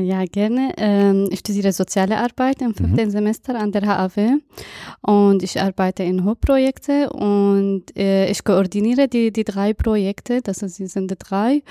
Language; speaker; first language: German; non-native, fluent; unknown